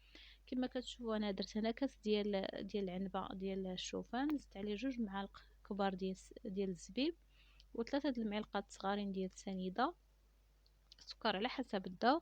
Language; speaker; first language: Arabic; native; Arabic